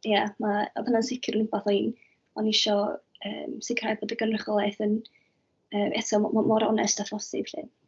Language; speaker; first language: Welsh; native; Welsh